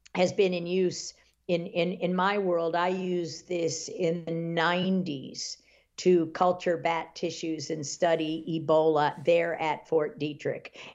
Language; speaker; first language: English; native; English